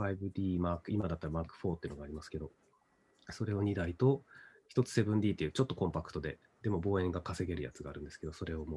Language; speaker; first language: Japanese; native; Japanese